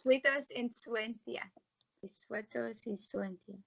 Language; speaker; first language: Spanish; non-native, learner; English